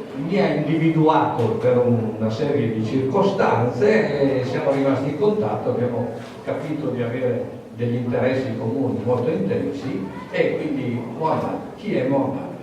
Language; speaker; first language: Italian; native; Italian